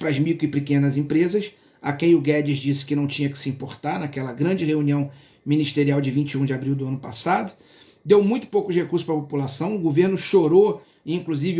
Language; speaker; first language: Portuguese; native; Portuguese